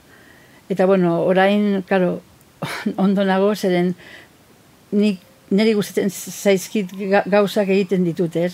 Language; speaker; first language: Basque; non-native, fluent; Catalan